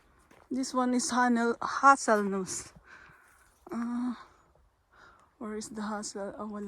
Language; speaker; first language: English; non-native, learner; Filipino